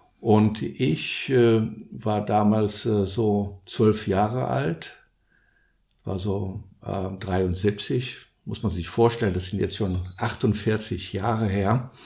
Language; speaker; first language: German; non-native, fluent; Portuguese